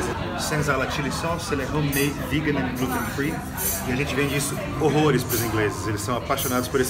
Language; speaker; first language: Portuguese; native; Portuguese